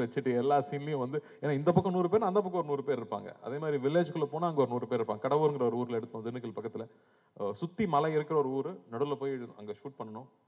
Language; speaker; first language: Tamil; native; Tamil